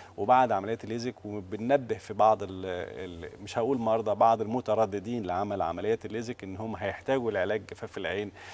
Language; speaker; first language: Arabic; native; Arabic